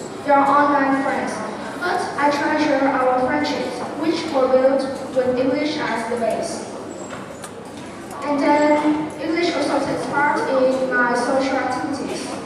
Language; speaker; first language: English; non-native, fluent; Vietnamese